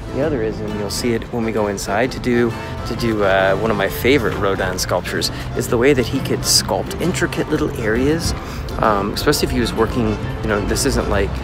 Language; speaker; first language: English; native; English